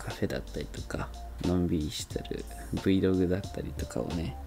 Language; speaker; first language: Japanese; native; Japanese